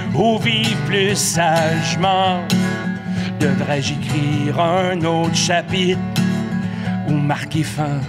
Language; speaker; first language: French; native; French